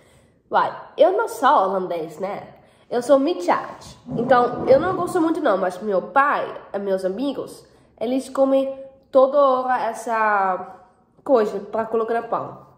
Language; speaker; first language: Portuguese; non-native, learner; Dutch